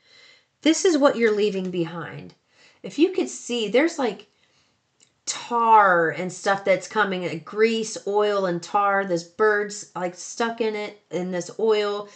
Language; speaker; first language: English; native; English